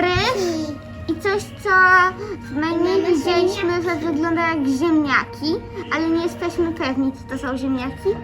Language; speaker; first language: Polish; early bilingual, heritage; Polish